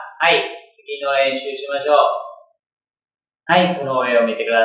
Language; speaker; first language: Japanese; non-native, fluent; Vietnamese